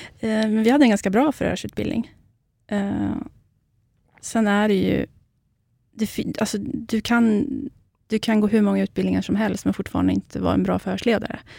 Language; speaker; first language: Swedish; early bilingual, other home language; Kurdish